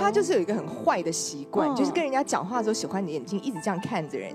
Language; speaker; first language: Chinese; native; Chinese